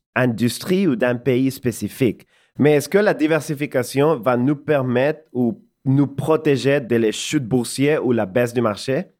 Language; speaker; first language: French; non-native, fluent; Spanish